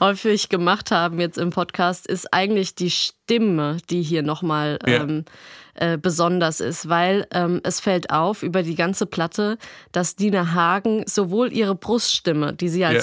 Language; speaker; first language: German; native; German